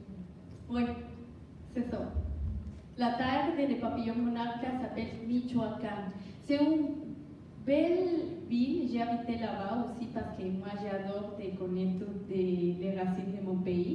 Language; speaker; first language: French; non-native, learner; Spanish